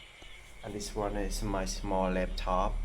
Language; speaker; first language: English; non-native, learner; Khmer